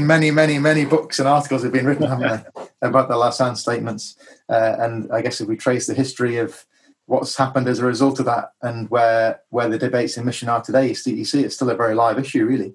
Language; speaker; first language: English; native; English